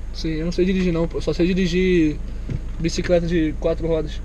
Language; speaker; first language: Portuguese; native; Portuguese